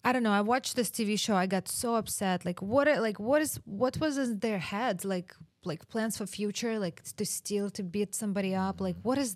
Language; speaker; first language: English; non-native, fluent; Russian